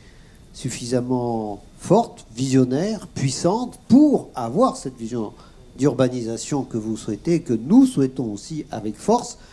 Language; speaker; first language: French; native; French